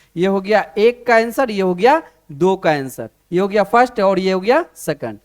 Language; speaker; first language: Hindi; native; Hindi